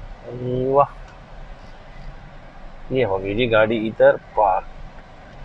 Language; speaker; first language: Hindi; native; Hindi